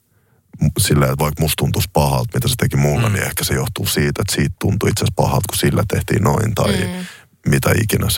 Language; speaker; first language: Finnish; native; Finnish